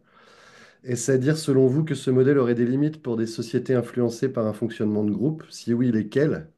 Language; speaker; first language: French; native; French